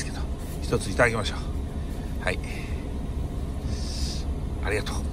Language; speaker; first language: Japanese; native; Japanese